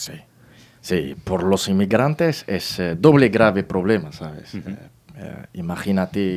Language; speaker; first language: Spanish; non-native, learner; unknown